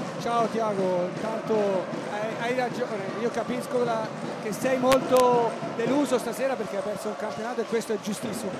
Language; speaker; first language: Italian; native; Italian